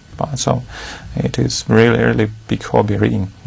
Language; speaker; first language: English; non-native, fluent; Russian